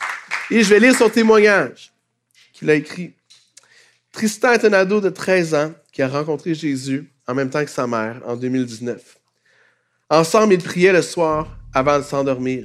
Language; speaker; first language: French; native; French